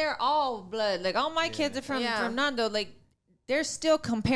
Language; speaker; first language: English; native; English